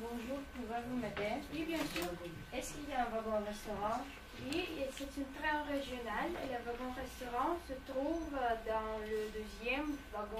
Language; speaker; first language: French; non-native, learner; Russian